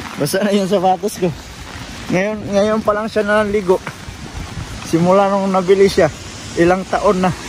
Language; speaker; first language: Filipino; non-native, local second language; Cebuano